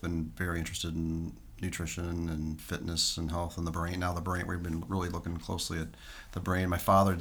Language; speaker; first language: English; native; English